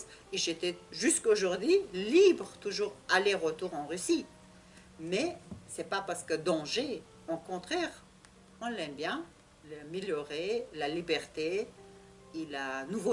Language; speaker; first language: French; non-native, learner; Russian